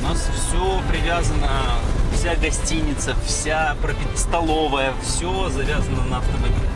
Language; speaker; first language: Russian; native; Russian